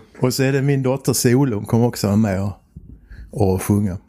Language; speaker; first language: Swedish; native; Swedish